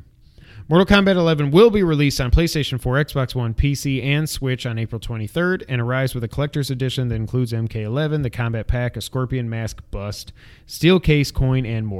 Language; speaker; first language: English; native; English